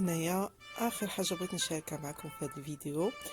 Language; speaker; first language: Arabic; native; Arabic